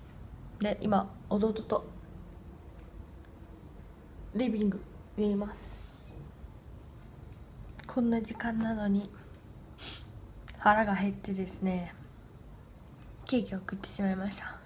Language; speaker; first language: Japanese; early bilingual, other home language; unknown